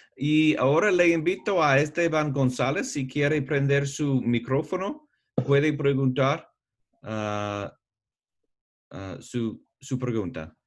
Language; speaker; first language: Spanish; non-native, learner; English